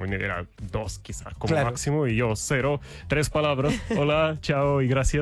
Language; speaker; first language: Spanish; non-native, fluent; Russian